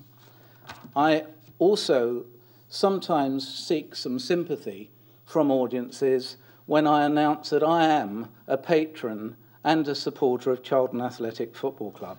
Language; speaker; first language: English; native; English